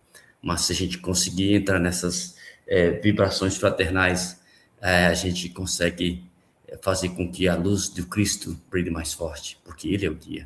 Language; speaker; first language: Portuguese; native; Portuguese